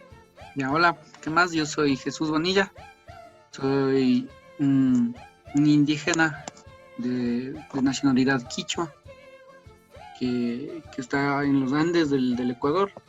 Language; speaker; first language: Spanish; non-native, local second language; Quechua